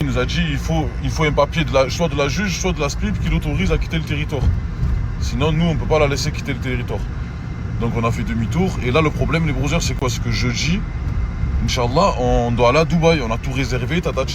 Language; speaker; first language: French; native; French